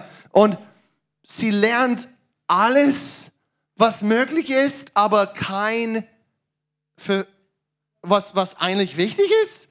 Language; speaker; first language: German; non-native, learner; English